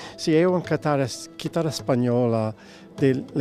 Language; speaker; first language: Italian; non-native, learner; English